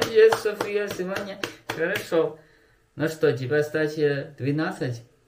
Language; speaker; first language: Russian; non-native, learner; Chinese